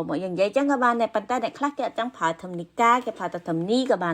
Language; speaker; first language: Korean; non-native, fluent; Khmer